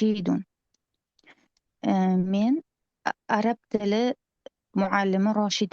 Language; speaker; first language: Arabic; non-native, learner; Uzbek